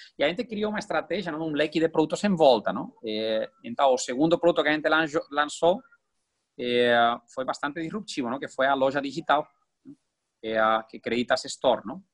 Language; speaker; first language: Portuguese; non-native, fluent; Spanish